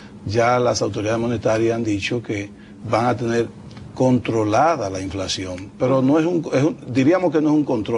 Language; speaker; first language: Spanish; native; Spanish